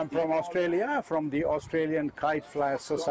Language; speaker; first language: English; non-native, learner; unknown